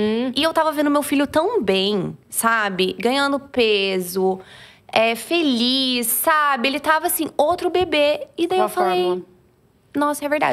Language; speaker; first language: Portuguese; native; Portuguese